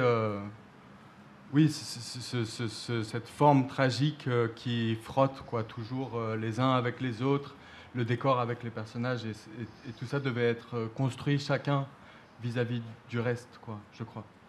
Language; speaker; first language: French; native; French